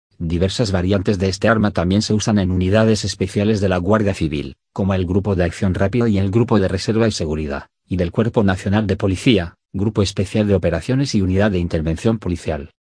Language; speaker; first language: Spanish; native; Spanish